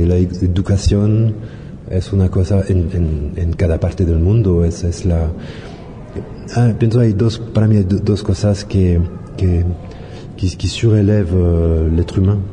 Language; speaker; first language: Spanish; non-native, learner; French